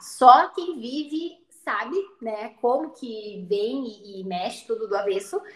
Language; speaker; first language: Portuguese; native; Portuguese